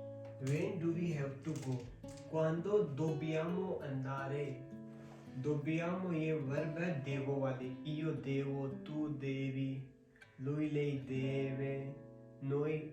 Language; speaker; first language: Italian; non-native, fluent; Hindi